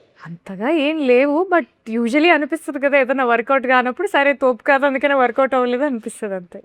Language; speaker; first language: Telugu; native; Telugu